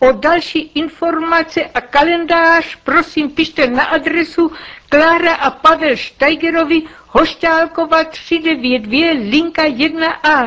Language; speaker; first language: Czech; native; Czech